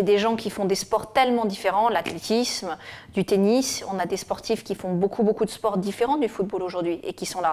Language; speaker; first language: French; native; French